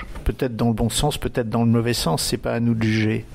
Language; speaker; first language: French; native; French